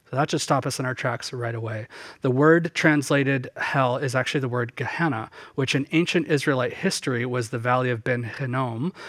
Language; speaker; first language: English; native; English